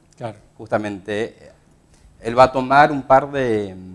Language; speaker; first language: Spanish; native; Spanish